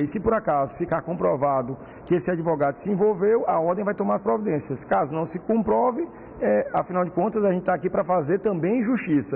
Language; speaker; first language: Portuguese; native; Portuguese